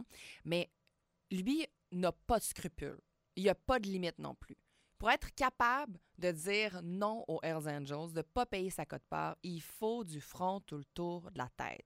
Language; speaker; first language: French; native; French